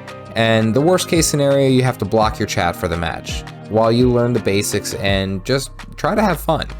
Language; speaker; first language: English; native; English